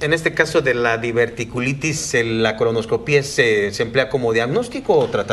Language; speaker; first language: Spanish; native; Spanish